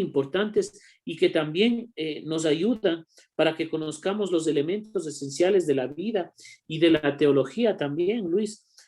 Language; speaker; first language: Spanish; native; Spanish